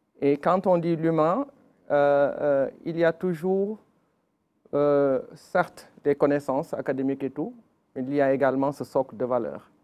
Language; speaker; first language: French; non-native, local second language; Wolof